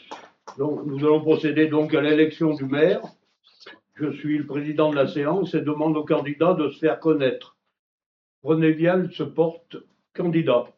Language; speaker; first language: French; native; French